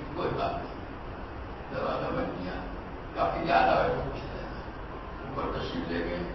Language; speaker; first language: Urdu; non-native, local second language; Gujarati